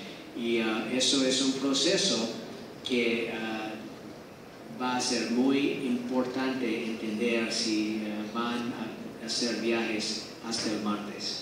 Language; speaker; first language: Spanish; non-native, fluent; English